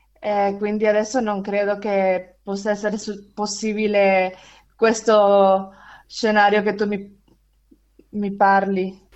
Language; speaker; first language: Italian; non-native, fluent; Spanish